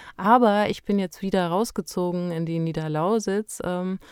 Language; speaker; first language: German; early bilingual, other home language; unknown